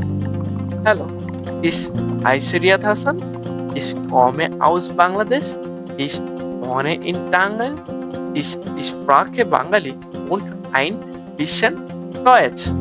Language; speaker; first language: German; non-native, learner; Bangla